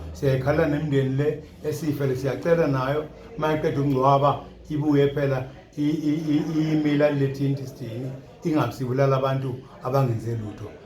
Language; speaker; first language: Zulu; native; Zulu